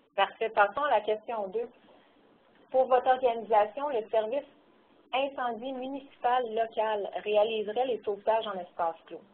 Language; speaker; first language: French; native; French